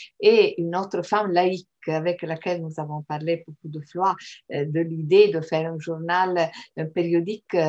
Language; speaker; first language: French; non-native, fluent; Italian